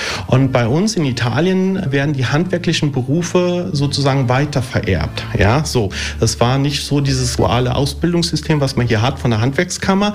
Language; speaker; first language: German; early bilingual, other home language; Italian